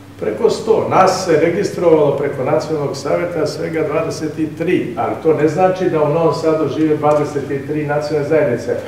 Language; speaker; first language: Serbian; non-native, local second language; Albanian